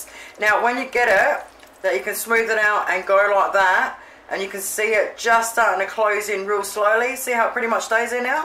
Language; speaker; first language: English; native; English